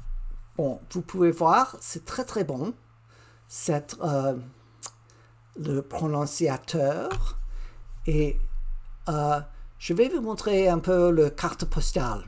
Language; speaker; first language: French; non-native, learner; English